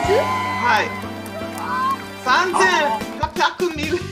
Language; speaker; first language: Japanese; non-native, learner; English